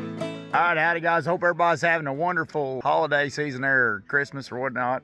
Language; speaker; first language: English; native; English